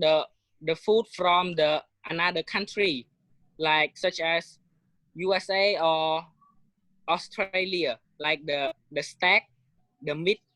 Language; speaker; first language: English; non-native, learner; Khmer